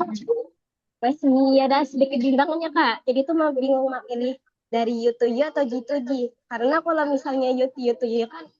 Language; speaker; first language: Indonesian; native; Indonesian